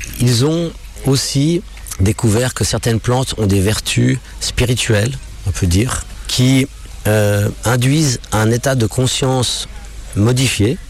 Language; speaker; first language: French; non-native, local second language; English